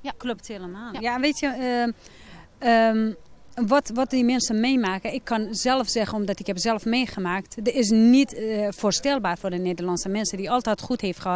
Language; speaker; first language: Dutch; non-native, fluent; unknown